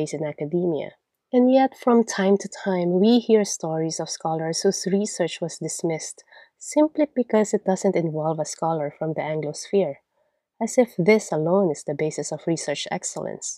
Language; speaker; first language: English; non-native, local second language; Filipino